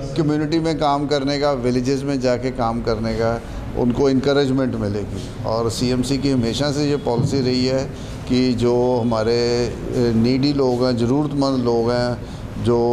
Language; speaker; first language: Hindi; non-native, local second language; Punjabi